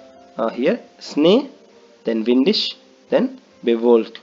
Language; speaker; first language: German; non-native, learner; Hindi